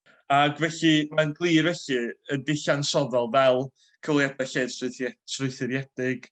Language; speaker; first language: Welsh; native; Welsh